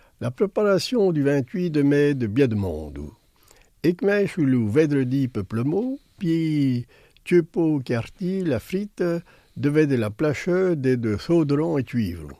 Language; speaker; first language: French; native; French